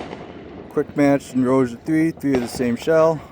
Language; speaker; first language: English; native; English